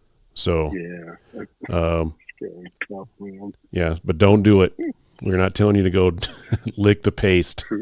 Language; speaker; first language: English; native; English